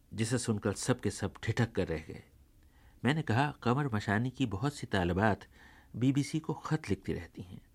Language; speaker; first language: Urdu; native; Urdu